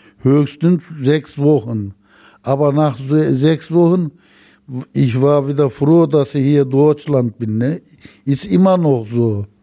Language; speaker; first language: German; non-native, learner; Turkish